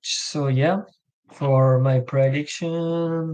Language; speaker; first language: English; non-native, learner; French